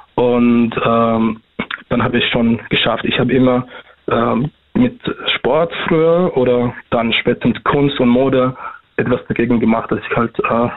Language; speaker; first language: German; non-native, fluent; Arabic